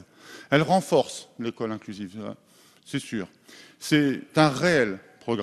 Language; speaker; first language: French; native; French